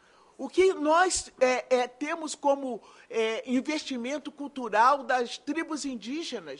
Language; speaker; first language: Portuguese; native; Portuguese